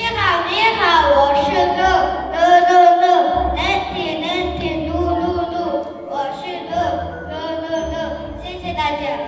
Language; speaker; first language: Chinese; non-native, learner; Mongolian